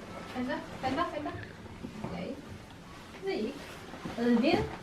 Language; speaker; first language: Swedish; non-native, learner; Indonesian